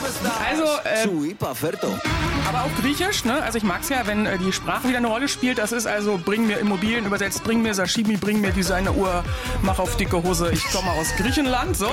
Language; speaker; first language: German; native; German